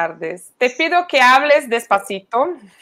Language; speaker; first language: Spanish; non-native, fluent; Portuguese